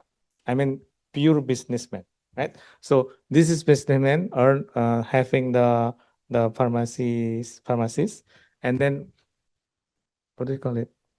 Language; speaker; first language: English; non-native, local second language; Indonesian